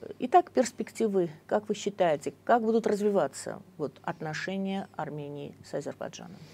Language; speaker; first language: Russian; non-native, local second language; Armenian